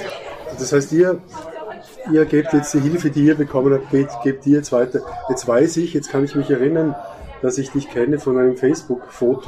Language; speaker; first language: German; native; German